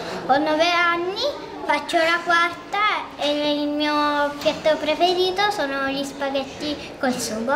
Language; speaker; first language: Italian; non-native, local second language; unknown